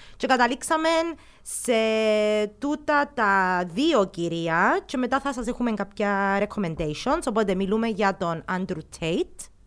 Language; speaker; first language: Greek; early bilingual, heritage; Greek